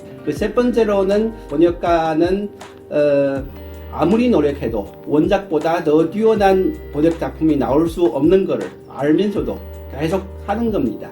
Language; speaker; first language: Korean; non-native, fluent; Chinese